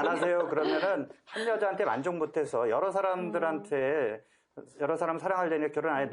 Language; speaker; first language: Korean; native; Korean